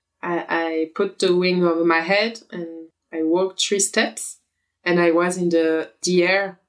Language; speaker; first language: English; non-native, fluent; French